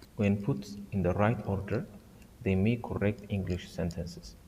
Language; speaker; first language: English; non-native, local second language; Amharic